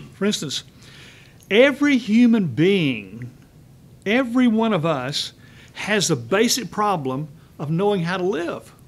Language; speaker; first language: English; native; English